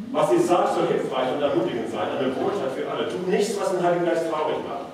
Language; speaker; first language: German; non-native, fluent; Norwegian